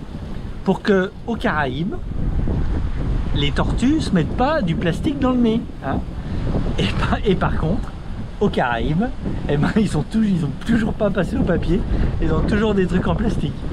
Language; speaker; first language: French; native; French